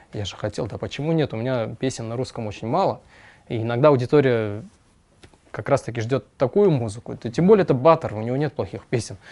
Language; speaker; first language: Russian; non-native, local second language; Kyrgyz